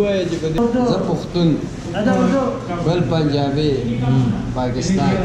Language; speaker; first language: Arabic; non-native, learner; Urdu